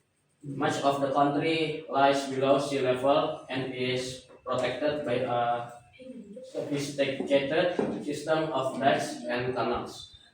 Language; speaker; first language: English; non-native, learner; Indonesian